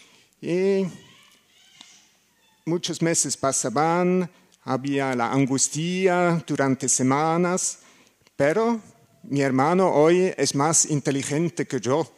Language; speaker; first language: Spanish; non-native, learner; German